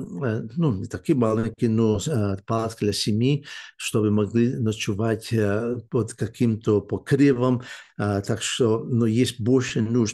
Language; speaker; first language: Russian; early bilingual, heritage; English